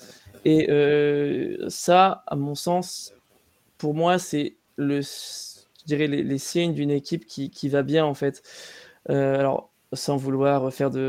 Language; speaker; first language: French; native; French